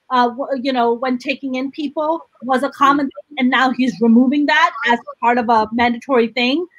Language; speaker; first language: English; non-native, local second language; Urdu